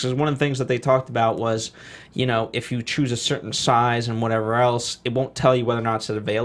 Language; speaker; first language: English; native; English